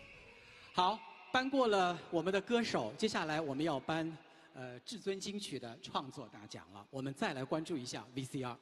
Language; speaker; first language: Chinese; native; Chinese